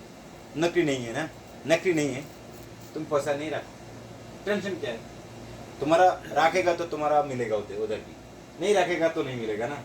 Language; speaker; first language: Hindi; non-native, learner; Bangla